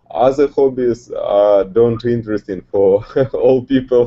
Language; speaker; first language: English; non-native, learner; Russian